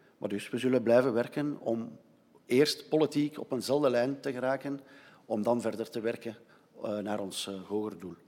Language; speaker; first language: Dutch; native; Dutch